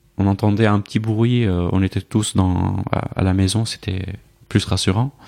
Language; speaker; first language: French; non-native, fluent; Arabic